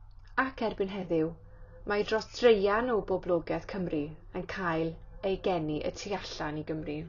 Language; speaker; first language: Welsh; native; Welsh